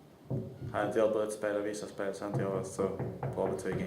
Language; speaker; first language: Swedish; native; Swedish